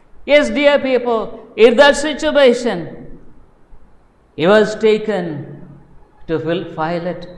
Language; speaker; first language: English; non-native, local second language; Tamil